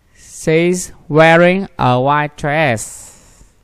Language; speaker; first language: English; non-native, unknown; Vietnamese